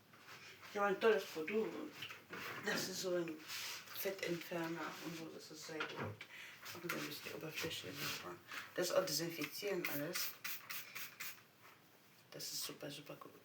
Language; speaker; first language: German; non-native, fluent; French